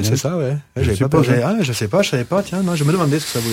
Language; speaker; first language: French; native; French